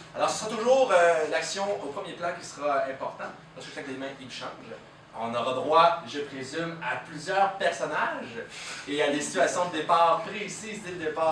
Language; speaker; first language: French; native; French